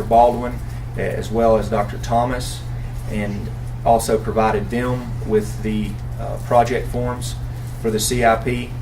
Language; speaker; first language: English; native; English